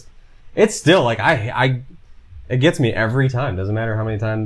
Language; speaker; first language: English; native; English